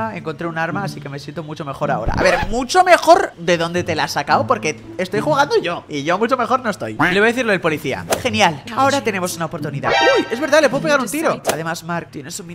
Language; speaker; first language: Spanish; native; Spanish